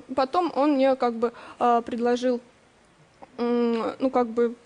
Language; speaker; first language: Russian; native; Russian